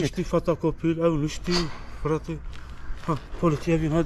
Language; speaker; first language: Romanian; non-native, learner; Turkish